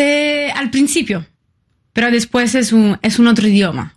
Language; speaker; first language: Spanish; non-native, fluent; Italian